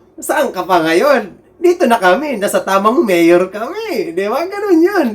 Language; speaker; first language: Filipino; non-native, local second language; Cebuano